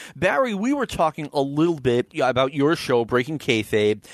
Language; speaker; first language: English; native; English